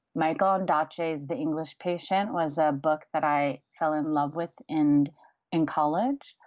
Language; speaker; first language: English; native; English